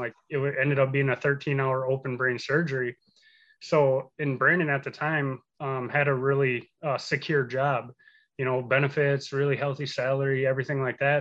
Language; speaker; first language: English; native; English